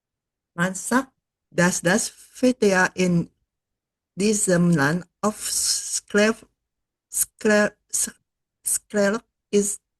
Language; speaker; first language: German; non-native, learner; Indonesian